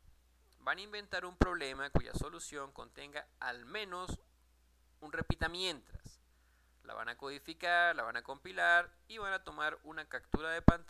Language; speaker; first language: Spanish; native; Spanish